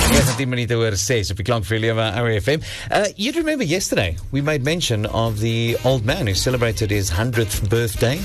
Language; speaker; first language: English; non-native, local second language; Afrikaans